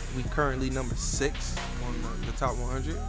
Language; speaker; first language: English; native; English